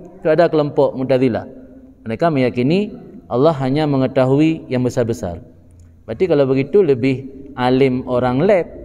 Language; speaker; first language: Malay; non-native, local second language; Achinese